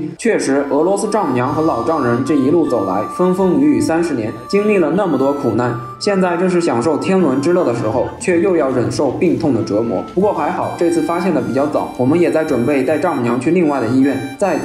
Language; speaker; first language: Chinese; native; Chinese